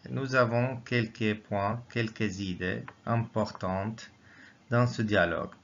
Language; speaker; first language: French; non-native, local second language; Arabic